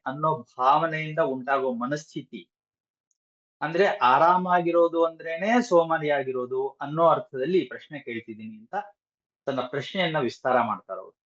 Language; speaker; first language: Kannada; native; Kannada